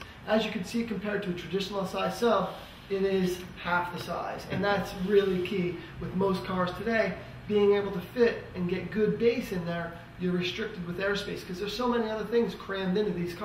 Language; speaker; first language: English; native; English